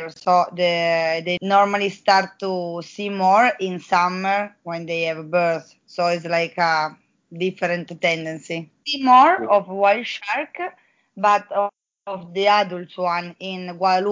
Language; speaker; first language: English; non-native, fluent; Italian